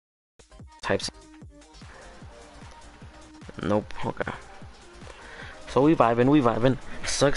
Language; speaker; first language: English; native; English